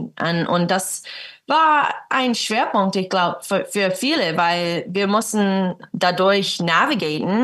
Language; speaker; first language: German; early bilingual, heritage; English